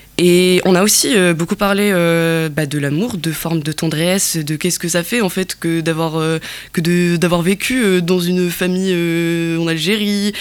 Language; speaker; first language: French; non-native, local second language; Kabyle